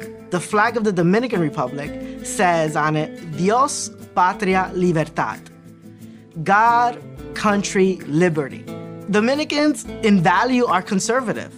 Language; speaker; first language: English; early bilingual, other home language; Spanish